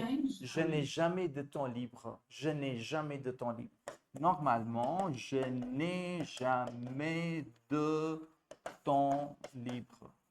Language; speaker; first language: French; non-native, fluent; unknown